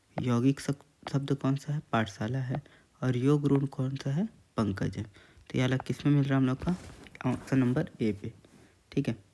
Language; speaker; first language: Hindi; native; Hindi